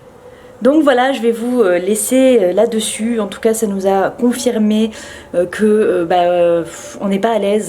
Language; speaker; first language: French; native; French